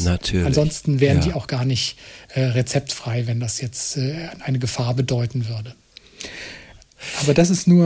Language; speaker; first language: German; native; German